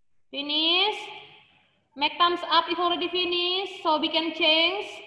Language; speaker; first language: English; non-native, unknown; Indonesian